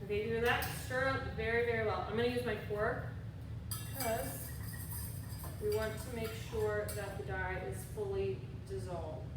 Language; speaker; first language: English; native; English